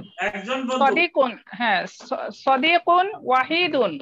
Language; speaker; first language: Arabic; non-native, learner; Bangla